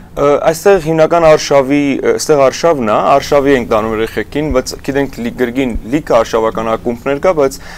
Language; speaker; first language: Armenian; early bilingual, heritage; Armenian